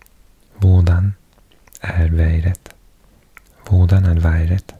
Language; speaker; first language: Danish; non-native, learner; English